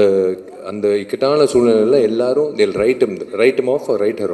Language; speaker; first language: Tamil; native; Tamil